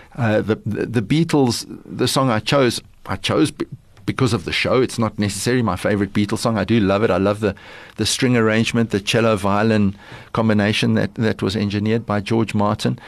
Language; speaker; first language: English; early bilingual, other home language; Lithuanian